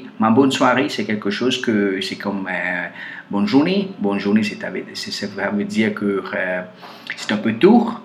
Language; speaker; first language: French; non-native, fluent; Portuguese